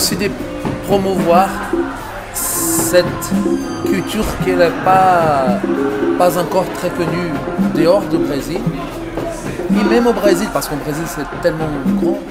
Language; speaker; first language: French; non-native, fluent; Portuguese